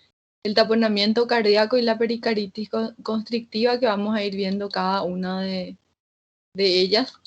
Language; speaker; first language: Spanish; native; Spanish